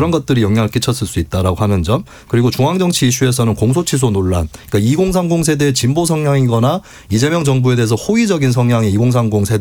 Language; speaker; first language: Korean; native; Korean